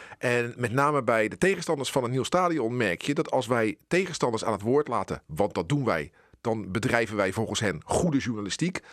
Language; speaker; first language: Dutch; native; Dutch